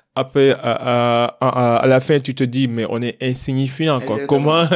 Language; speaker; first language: French; non-native, local second language; Wolof